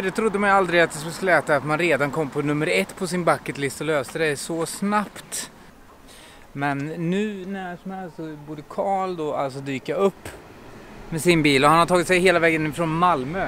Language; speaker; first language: Swedish; native; Swedish